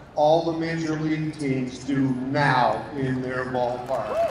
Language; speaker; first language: English; native; English